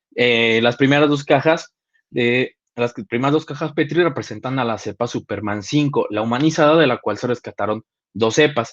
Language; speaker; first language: Spanish; native; Spanish